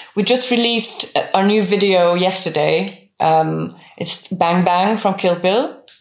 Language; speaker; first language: English; non-native, fluent; French